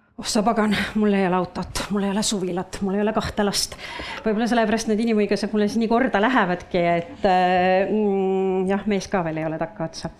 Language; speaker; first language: Estonian; native; Estonian